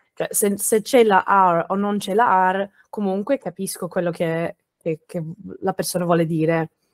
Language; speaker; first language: Italian; non-native, fluent; English